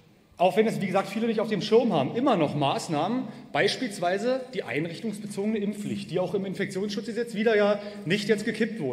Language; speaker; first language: German; native; German